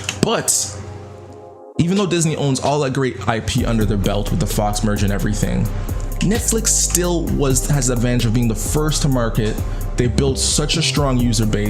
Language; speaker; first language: English; native; English